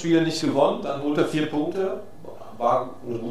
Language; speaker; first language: German; native; German